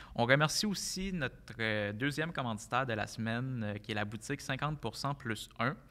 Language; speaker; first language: French; native; French